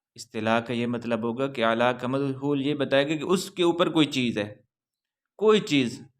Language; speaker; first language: Urdu; non-native, local second language; Punjabi